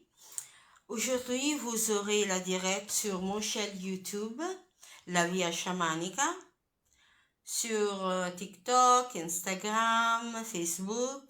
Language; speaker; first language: French; non-native, fluent; Italian